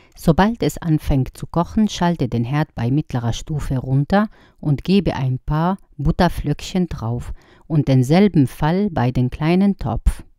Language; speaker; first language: German; non-native, fluent; Arabic